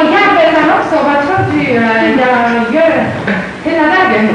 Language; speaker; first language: Swedish; non-native, learner; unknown